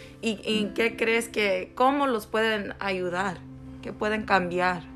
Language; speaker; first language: Spanish; early bilingual, heritage; Spanish